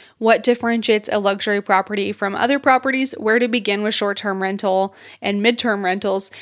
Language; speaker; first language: English; native; English